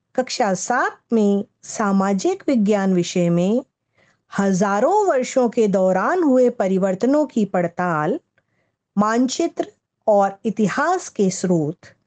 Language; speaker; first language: Hindi; native; Hindi